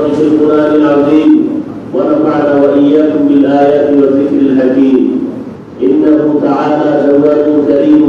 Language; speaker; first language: Arabic; non-native, fluent; Bangla